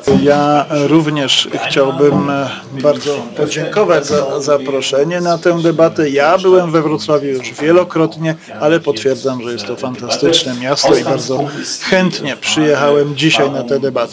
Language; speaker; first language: Polish; native; Polish